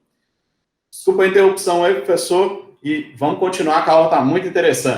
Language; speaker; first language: Portuguese; native; Portuguese